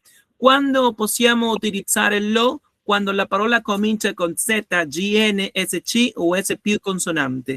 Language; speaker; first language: Italian; non-native, learner; Spanish